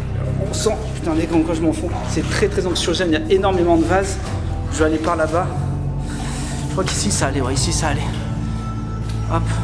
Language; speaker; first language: French; native; French